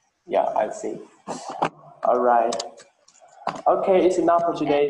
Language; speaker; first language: English; non-native, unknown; Vietnamese